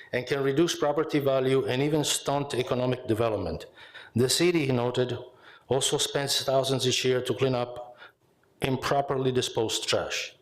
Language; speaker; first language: English; non-native, fluent; Italian